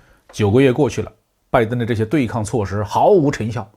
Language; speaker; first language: Chinese; native; Chinese